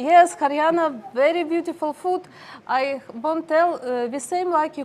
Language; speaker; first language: English; non-native, learner; Ukrainian